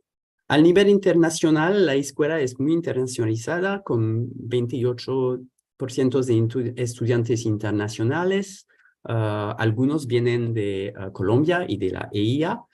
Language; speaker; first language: Spanish; non-native, fluent; French